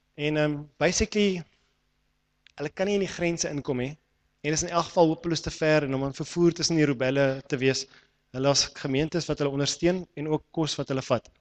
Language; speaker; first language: Afrikaans; native; Afrikaans